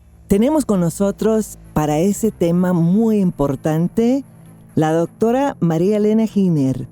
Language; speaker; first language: Spanish; non-native, fluent; English